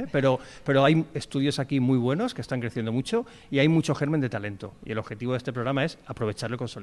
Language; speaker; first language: Spanish; native; Spanish